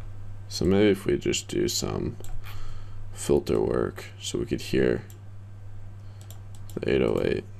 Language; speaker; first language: English; native; English